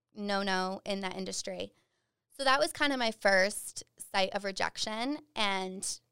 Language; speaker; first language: English; native; English